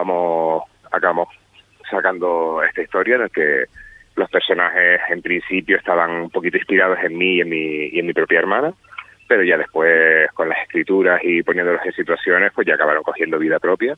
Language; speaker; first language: Spanish; native; Spanish